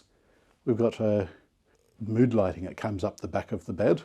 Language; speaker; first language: English; native; English